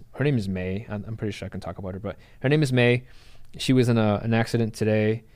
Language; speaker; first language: English; native; English